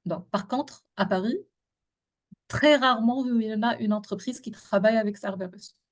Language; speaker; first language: French; non-native, local second language; Arabic